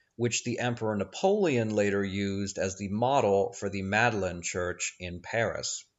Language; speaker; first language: English; native; English